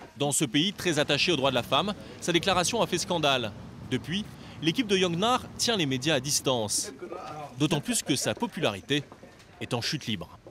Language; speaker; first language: French; native; French